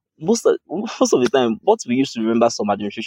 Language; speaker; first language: English; non-native, local second language; Yoruba